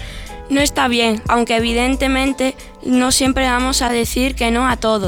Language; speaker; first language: Spanish; native; Spanish